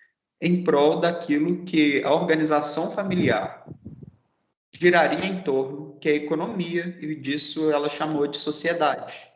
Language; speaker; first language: Portuguese; native; Portuguese